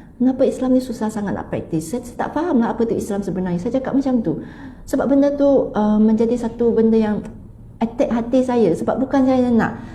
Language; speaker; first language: Malay; non-native, local second language; Chinese